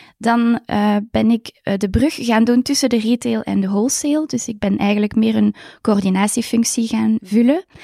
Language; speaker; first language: Dutch; native; Dutch